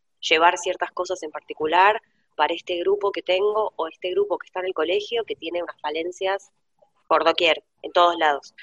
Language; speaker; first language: Spanish; native; Spanish